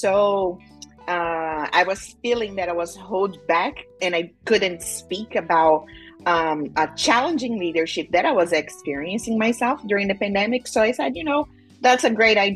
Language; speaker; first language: English; non-native, fluent; Portuguese